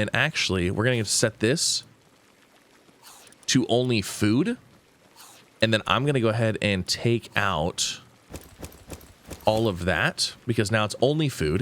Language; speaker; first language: English; native; English